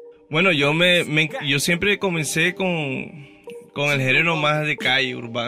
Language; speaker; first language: Spanish; early bilingual, heritage; Spanish